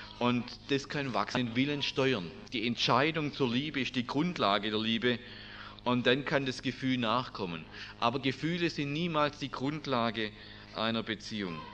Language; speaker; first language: German; native; German